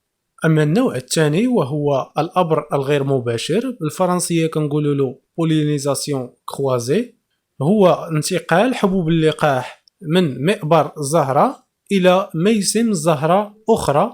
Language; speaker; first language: Arabic; native; Arabic